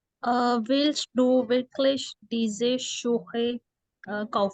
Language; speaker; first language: German; non-native, learner; Urdu